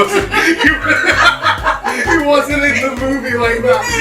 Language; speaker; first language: English; native; English